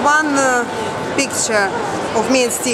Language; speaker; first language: English; non-native, learner; Russian